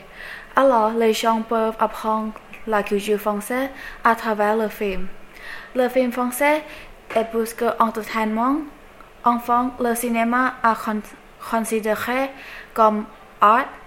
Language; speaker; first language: French; non-native, learner; Chinese